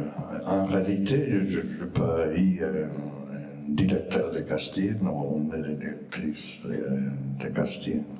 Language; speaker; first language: French; non-native, fluent; Spanish